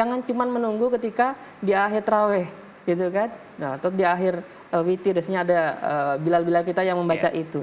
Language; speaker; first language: Indonesian; native; Indonesian